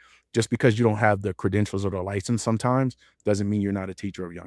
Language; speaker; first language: English; native; English